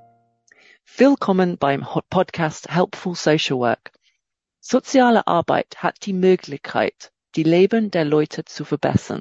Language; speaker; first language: German; non-native, fluent; English